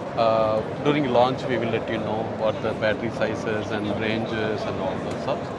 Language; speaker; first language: English; non-native, local second language; Tamil